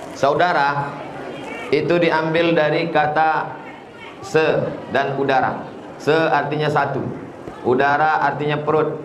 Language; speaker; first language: Indonesian; native; Indonesian